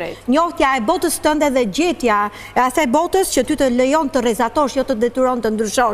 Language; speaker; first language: Albanian; native; Albanian